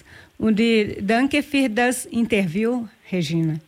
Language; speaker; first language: German; non-native, fluent; Portuguese